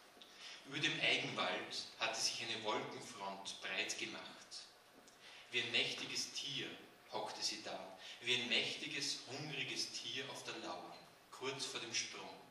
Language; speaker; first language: German; native; German